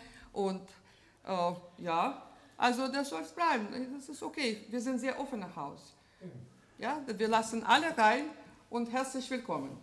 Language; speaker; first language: German; non-native, fluent; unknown